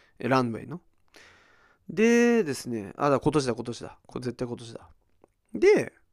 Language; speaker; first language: Japanese; early bilingual, heritage; Japanese